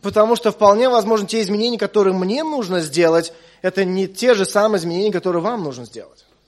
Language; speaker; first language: Russian; native; Russian